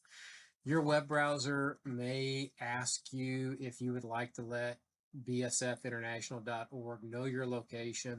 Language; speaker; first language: English; native; English